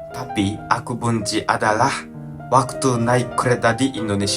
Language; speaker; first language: Indonesian; non-native, fluent; Japanese